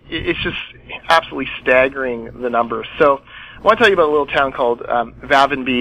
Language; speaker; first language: English; native; English